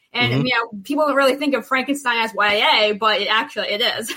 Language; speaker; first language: English; native; English